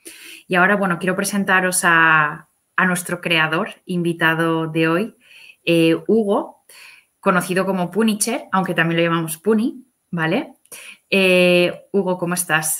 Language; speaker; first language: Spanish; native; Spanish